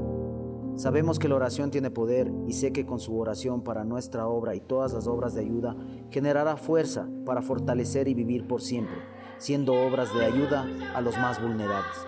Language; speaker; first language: Spanish; native; Spanish